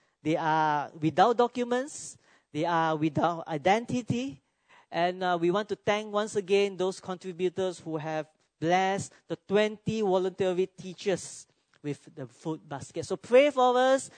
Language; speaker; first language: English; non-native, local second language; Cantonese